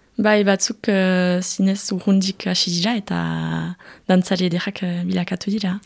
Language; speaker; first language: Basque; native; Basque